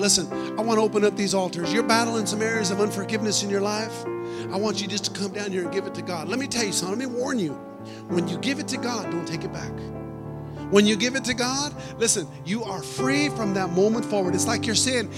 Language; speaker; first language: English; native; English